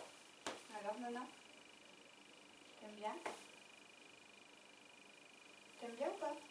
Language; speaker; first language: French; native; French